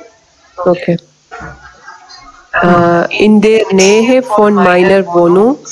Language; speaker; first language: German; non-native, learner; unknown